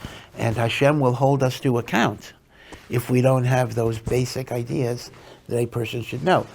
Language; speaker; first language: English; native; English